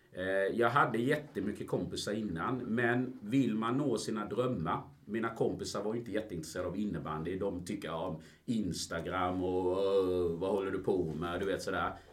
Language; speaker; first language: Swedish; early bilingual, other home language; Spanish